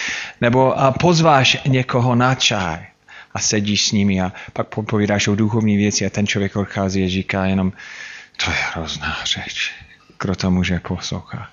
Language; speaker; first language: Czech; non-native, fluent; English